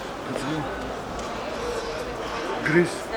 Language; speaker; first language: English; non-native, learner; Greek